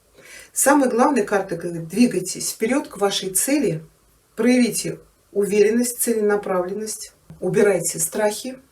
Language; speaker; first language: Russian; native; Russian